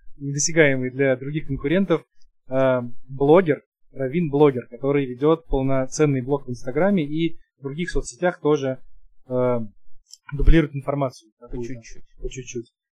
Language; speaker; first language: Russian; native; Russian